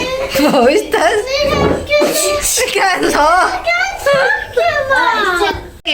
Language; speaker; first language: German; non-native, learner; Indonesian